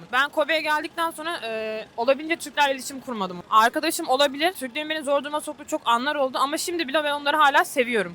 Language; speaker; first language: Turkish; native; Turkish